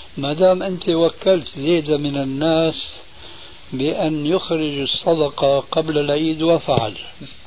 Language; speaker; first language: Arabic; early bilingual, other home language; Albanian